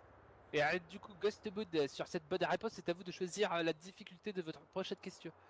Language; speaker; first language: French; native; French